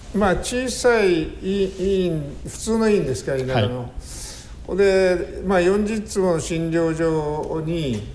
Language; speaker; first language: Japanese; native; Japanese